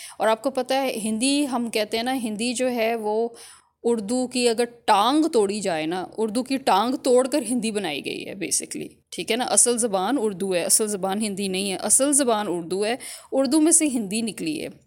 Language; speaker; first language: Urdu; early bilingual, other home language; English